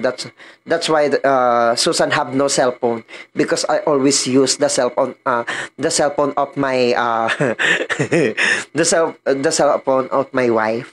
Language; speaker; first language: English; non-native, learner; Filipino